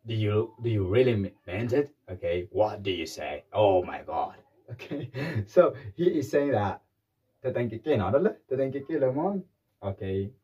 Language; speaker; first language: English; non-native, local second language; Amharic